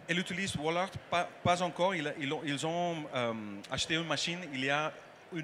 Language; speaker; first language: French; non-native, learner; Dutch